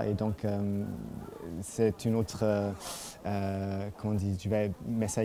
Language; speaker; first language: French; non-native, fluent; German